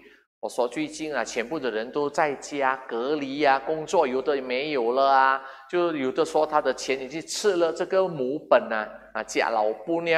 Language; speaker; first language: Chinese; non-native, fluent; Indonesian